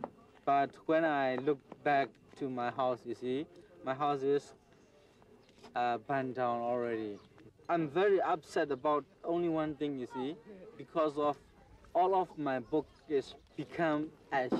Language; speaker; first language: English; non-native, learner; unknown